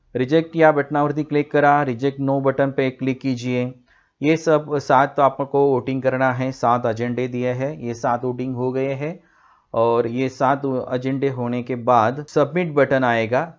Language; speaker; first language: Hindi; non-native, local second language; Marathi